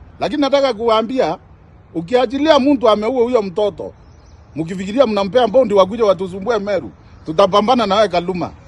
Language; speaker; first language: Swahili; non-native, local second language; Meru